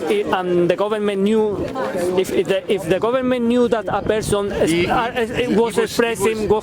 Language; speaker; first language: English; non-native, learner; Spanish